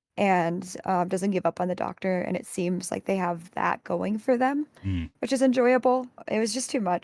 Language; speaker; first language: English; native; English